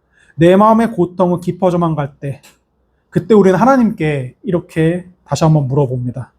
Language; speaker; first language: Korean; native; Korean